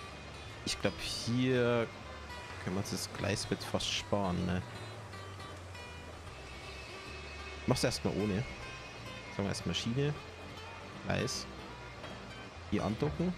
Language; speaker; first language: German; native; German